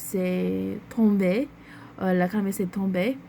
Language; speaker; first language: French; non-native, learner; English